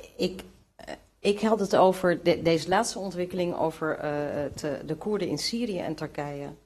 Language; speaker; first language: Dutch; early bilingual, other home language; Kurdish